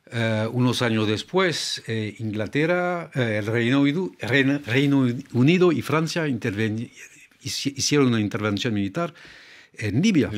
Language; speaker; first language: Spanish; non-native, fluent; French